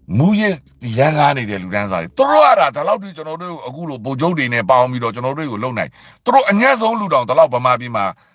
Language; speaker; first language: Burmese; native; Burmese